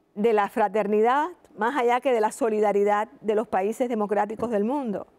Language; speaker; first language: Spanish; native; Spanish